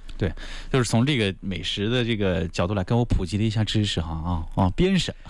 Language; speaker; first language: Chinese; native; Chinese